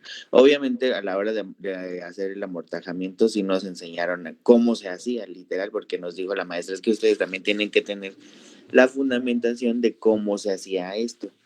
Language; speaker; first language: Spanish; native; Spanish